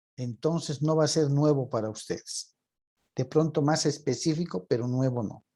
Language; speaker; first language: Spanish; native; Spanish